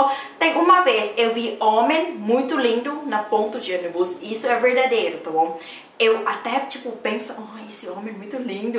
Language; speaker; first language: Portuguese; non-native, learner; Thai